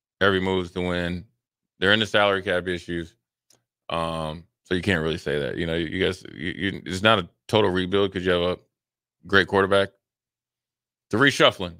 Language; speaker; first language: English; native; English